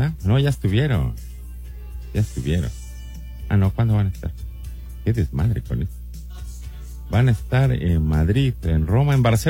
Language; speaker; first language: Spanish; native; Spanish